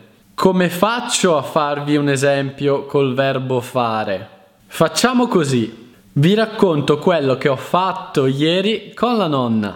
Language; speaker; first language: Italian; native; Italian